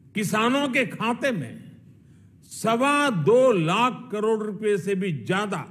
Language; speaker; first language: Hindi; non-native, local second language; Gujarati